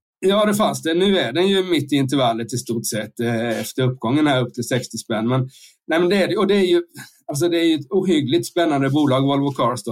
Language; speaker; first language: Swedish; native; Swedish